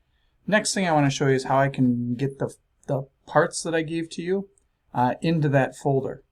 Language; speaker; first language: English; native; English